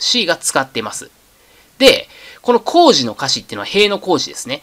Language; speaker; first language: Japanese; native; Japanese